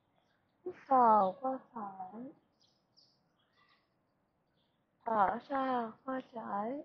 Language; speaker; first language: Vietnamese; native; Vietnamese